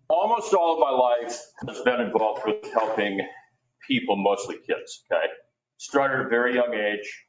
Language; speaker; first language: English; native; English